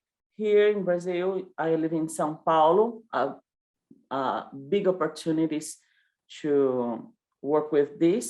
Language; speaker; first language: English; non-native, learner; Portuguese